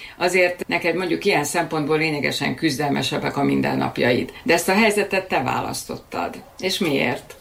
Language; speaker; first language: Hungarian; native; Hungarian